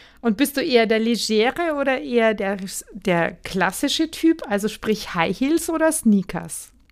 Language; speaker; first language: German; native; German